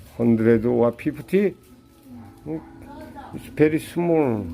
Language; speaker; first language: English; non-native, learner; Korean